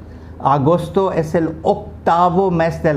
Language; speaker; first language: Spanish; non-native, fluent; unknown